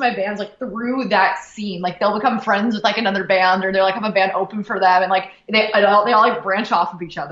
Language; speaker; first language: English; native; English